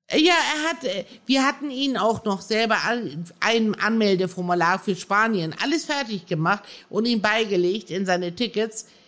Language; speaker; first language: German; early bilingual, other home language; Persian